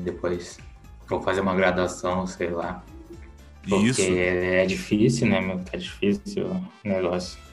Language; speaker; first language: Portuguese; native; Portuguese